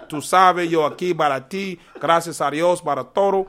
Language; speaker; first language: Spanish; non-native, learner; English